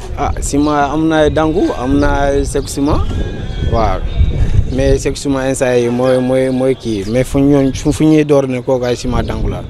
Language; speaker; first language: Wolof; non-native, local second language; Mandingo